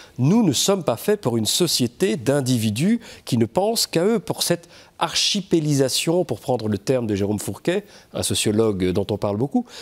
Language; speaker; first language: French; native; French